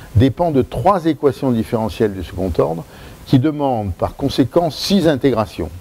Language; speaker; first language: French; native; French